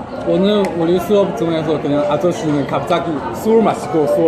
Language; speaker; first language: Korean; non-native, learner; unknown